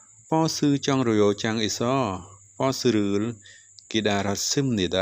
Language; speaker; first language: Korean; non-native, fluent; Khmer